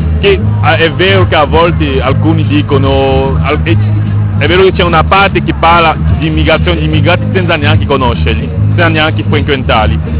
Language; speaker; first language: Italian; non-native, fluent; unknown